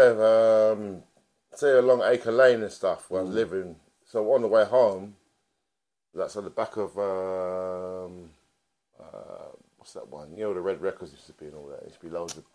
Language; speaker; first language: English; native; English